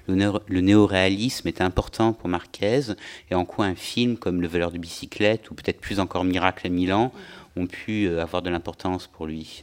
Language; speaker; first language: French; native; French